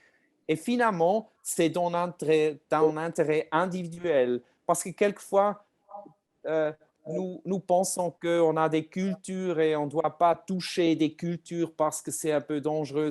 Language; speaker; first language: French; non-native, learner; German